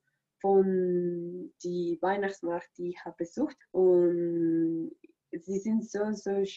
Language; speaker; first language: German; non-native, learner; Spanish